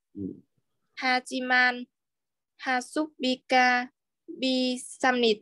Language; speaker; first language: Korean; non-native, learner; Vietnamese